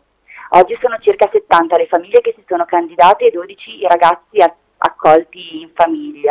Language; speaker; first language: Italian; native; Italian